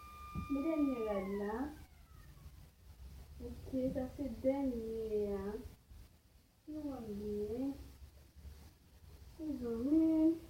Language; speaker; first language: French; non-native, learner; Haitian Creole